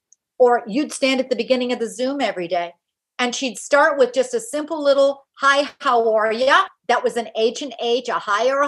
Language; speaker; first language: English; native; English